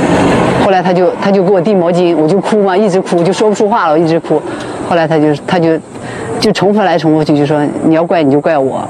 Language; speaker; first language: Chinese; native; Chinese